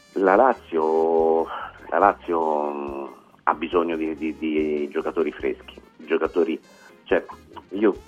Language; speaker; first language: Italian; native; Italian